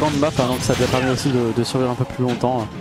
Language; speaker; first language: French; native; French